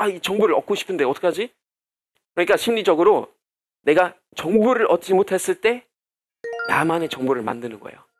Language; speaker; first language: Korean; non-native, fluent; German